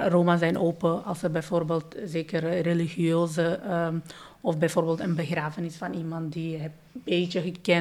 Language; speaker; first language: Dutch; non-native, fluent; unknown